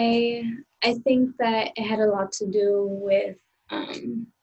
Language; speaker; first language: English; early bilingual, other home language; Spanish